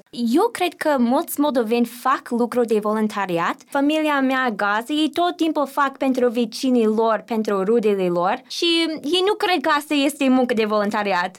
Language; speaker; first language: Romanian; non-native, learner; English